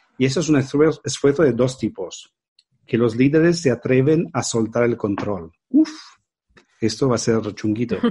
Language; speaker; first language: Spanish; non-native, fluent; Italian